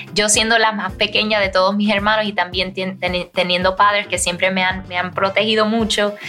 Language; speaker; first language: Spanish; early bilingual, heritage; Spanish